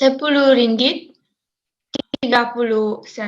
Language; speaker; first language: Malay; non-native, learner; Italian